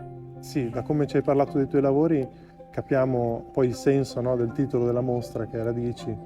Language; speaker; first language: Italian; native; Italian